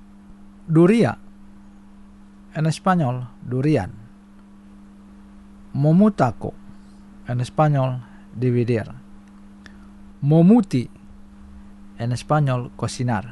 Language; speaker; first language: Spanish; non-native, fluent; Indonesian